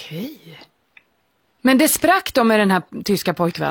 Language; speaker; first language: Swedish; native; Swedish